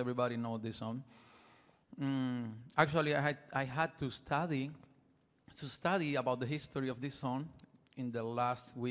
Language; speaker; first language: English; non-native, learner; Spanish